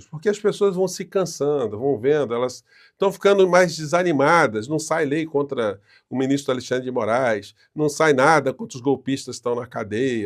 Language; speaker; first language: Portuguese; native; Portuguese